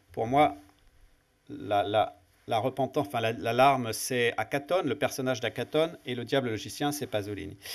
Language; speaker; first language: French; native; French